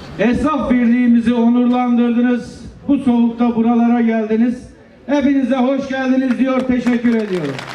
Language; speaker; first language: Turkish; native; Turkish